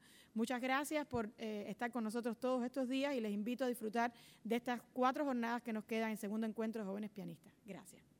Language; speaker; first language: Spanish; native; Spanish